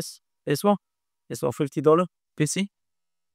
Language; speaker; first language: English; non-native, learner; French